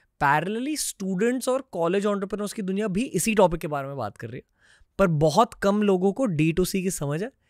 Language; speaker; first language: Hindi; native; Hindi